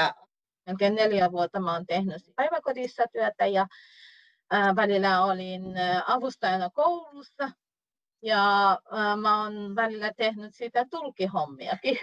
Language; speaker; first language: Finnish; non-native, fluent; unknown